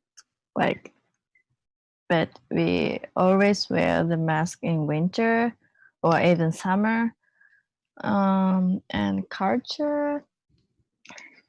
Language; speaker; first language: English; non-native, learner; Japanese